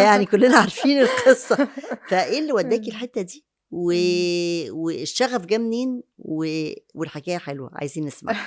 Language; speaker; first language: Arabic; native; Arabic